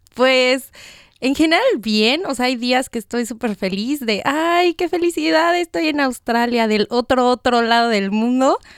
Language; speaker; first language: Spanish; native; Spanish